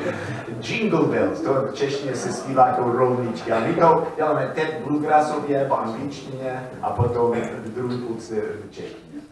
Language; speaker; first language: Czech; non-native, learner; English